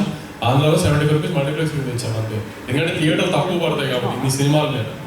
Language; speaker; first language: Telugu; native; Telugu